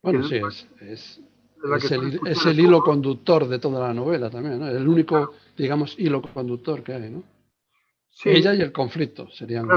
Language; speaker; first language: Spanish; native; Spanish